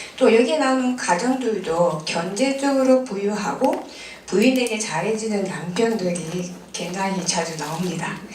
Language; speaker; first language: Korean; non-native, fluent; Japanese